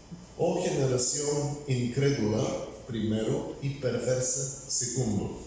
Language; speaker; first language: Spanish; non-native, fluent; Bulgarian